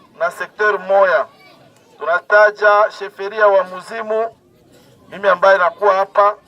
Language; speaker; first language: Swahili; non-native, local second language; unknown